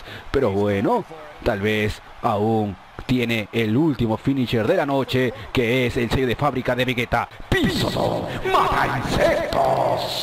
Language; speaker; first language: Spanish; native; Spanish